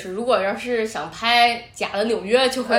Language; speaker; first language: Chinese; native; Chinese